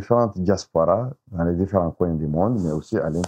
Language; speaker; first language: French; non-native, local second language; Arabic